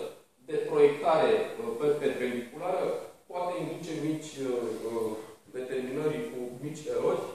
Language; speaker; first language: Romanian; native; Romanian